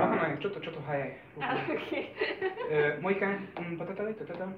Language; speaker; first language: Japanese; non-native, fluent; Hungarian